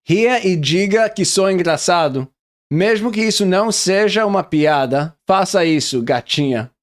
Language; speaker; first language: Portuguese; non-native, learner; English